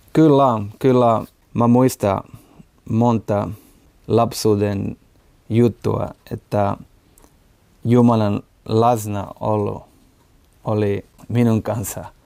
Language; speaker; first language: Finnish; non-native, learner; Portuguese